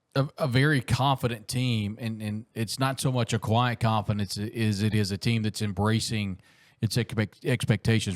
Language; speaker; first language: English; native; English